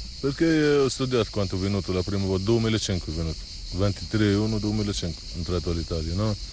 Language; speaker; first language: Italian; non-native, learner; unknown